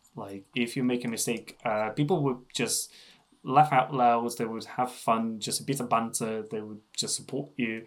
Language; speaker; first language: English; non-native, fluent; Russian